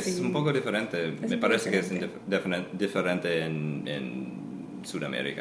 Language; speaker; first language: Spanish; non-native, fluent; English